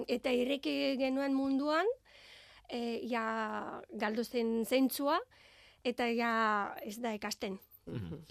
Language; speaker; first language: Basque; non-native, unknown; Bulgarian